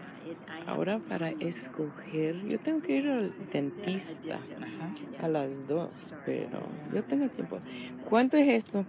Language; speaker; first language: Spanish; non-native, fluent; English